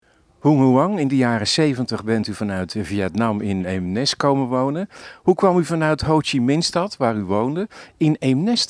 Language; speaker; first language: Dutch; native; Dutch